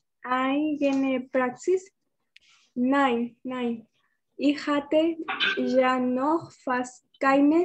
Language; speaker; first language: German; non-native, learner; Spanish